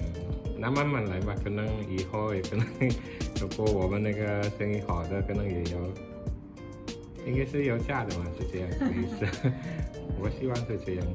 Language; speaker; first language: Chinese; non-native, fluent; Indonesian